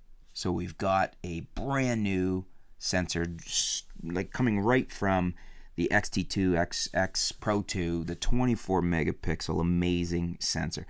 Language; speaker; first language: English; native; English